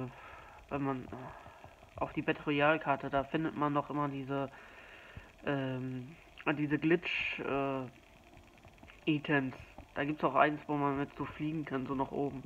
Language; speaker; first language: German; native; German